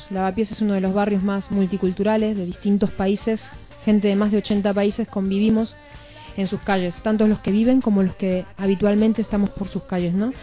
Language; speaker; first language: Spanish; native; Spanish